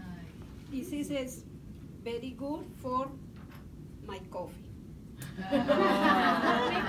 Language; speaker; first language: English; non-native, learner; Spanish